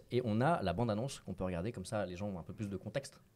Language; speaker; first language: French; native; French